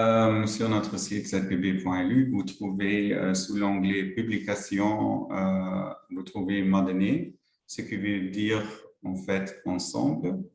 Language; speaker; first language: French; non-native, local second language; Luxembourgish